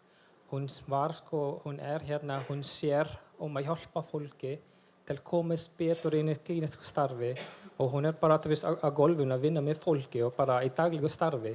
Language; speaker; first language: Icelandic; non-native, fluent; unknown